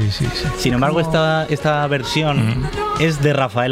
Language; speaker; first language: Spanish; native; Spanish